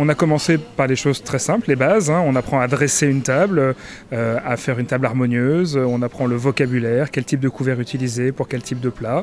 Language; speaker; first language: French; native; French